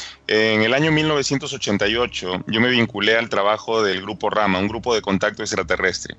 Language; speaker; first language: Spanish; native; Spanish